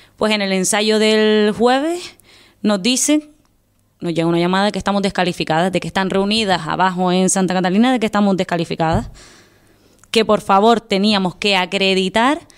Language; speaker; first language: Spanish; native; Spanish